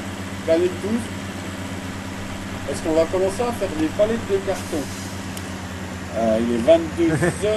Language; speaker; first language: French; native; French